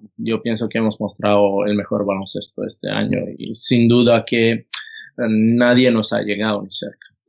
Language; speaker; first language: Spanish; non-native, fluent; Croatian